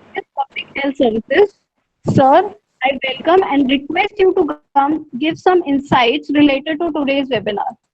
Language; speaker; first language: English; non-native, local second language; Hindi